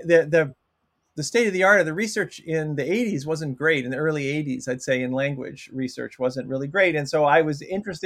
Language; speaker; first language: English; native; English